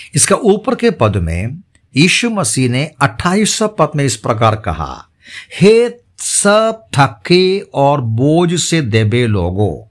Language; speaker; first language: Hindi; non-native, local second language; Malayalam